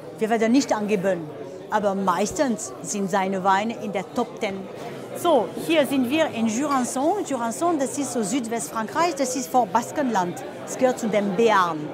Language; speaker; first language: German; non-native, fluent; French